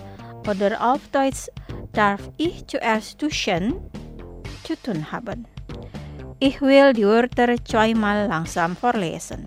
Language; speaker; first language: German; non-native, fluent; Indonesian